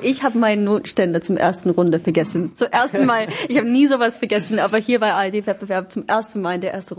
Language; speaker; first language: German; non-native, fluent; English